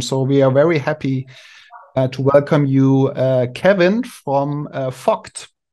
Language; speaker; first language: English; non-native, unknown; German